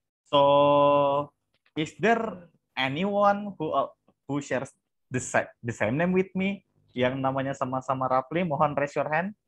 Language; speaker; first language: English; non-native, fluent; Indonesian